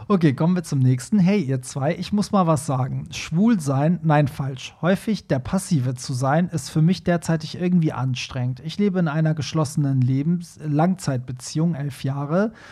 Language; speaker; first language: German; early bilingual, other home language; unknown